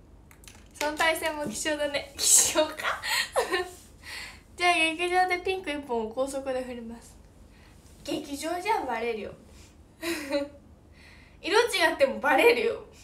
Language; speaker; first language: Japanese; native; Japanese